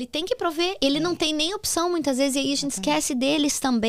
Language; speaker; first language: Portuguese; native; Portuguese